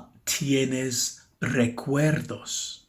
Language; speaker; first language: Spanish; non-native, fluent; English